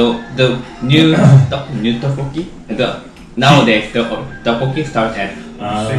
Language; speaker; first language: English; non-native, learner; Korean